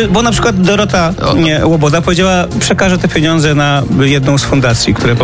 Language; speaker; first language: Polish; native; Polish